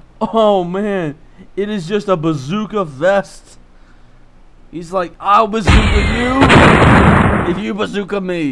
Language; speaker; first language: English; native; English